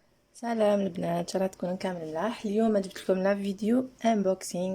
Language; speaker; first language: Arabic; native; Arabic